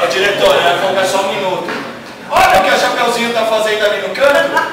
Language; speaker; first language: Portuguese; native; Portuguese